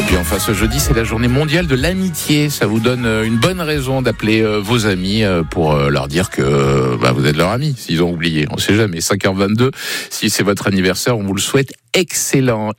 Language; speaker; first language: French; native; French